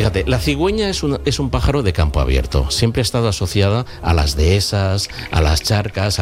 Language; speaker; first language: Spanish; native; Spanish